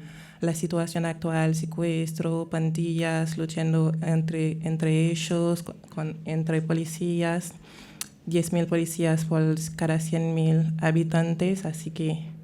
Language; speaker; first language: Spanish; non-native, fluent; Haitian Creole